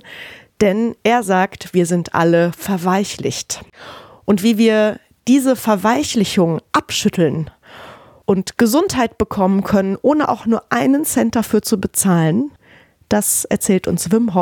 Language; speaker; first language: German; native; German